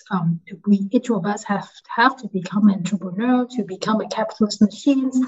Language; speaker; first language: English; non-native, local second language; Cantonese